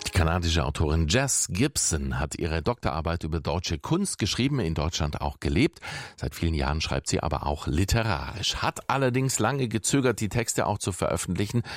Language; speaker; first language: German; native; German